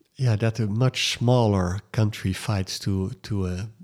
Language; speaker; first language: English; non-native, fluent; Dutch